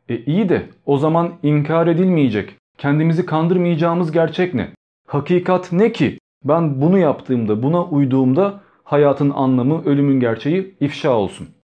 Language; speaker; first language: Turkish; early bilingual, other home language; Albanian